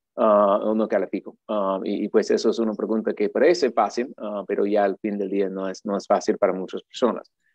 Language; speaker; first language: Spanish; non-native, fluent; English